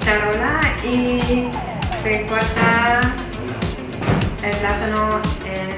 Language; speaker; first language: Spanish; non-native, learner; German